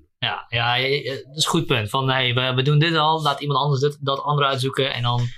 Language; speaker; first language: Dutch; native; Dutch